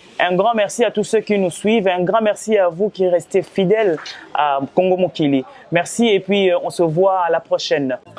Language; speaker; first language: French; non-native, local second language; Lingala